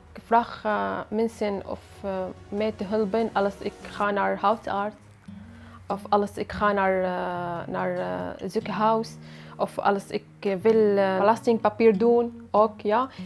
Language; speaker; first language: Dutch; non-native, learner; Arabic